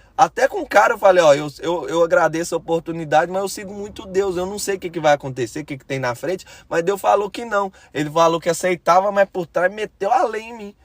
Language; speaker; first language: Portuguese; native; Portuguese